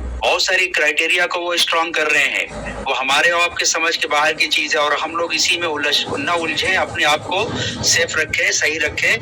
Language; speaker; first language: Hindi; native; Hindi